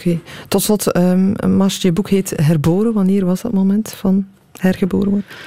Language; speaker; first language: Dutch; native; Dutch